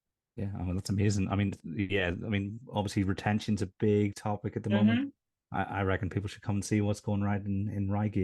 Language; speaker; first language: English; native; English